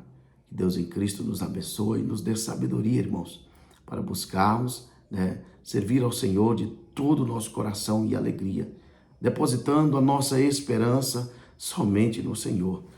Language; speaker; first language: Portuguese; native; Portuguese